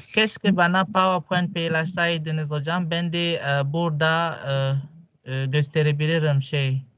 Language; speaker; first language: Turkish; non-native, fluent; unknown